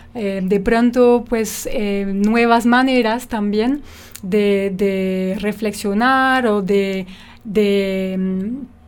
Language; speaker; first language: Spanish; non-native, fluent; French